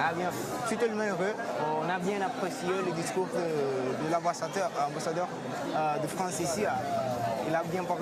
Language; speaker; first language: French; non-native, fluent; Portuguese